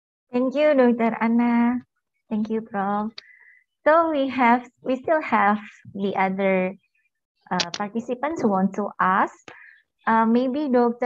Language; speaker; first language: English; non-native, fluent; Indonesian